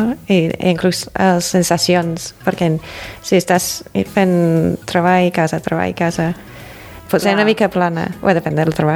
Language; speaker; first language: Catalan; non-native, fluent; English